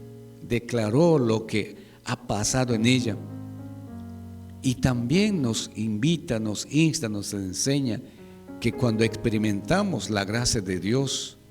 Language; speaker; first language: Spanish; native; Spanish